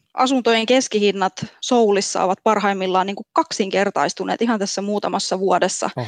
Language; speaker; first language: Finnish; native; Finnish